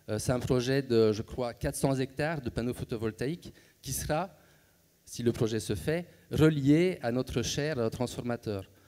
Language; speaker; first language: French; native; French